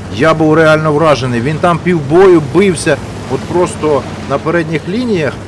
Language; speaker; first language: Ukrainian; native; Ukrainian